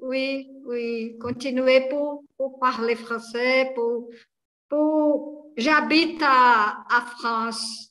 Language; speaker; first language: French; non-native, learner; Portuguese